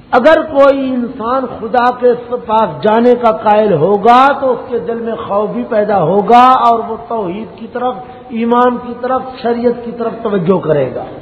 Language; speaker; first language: Urdu; non-native, local second language; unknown